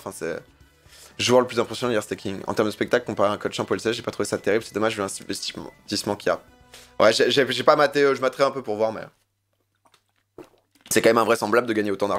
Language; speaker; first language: French; native; French